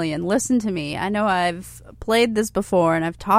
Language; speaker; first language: English; native; English